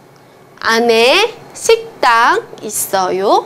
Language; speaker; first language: Korean; non-native, fluent; Chinese